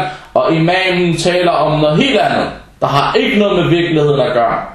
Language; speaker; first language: Danish; non-native, fluent; Arabic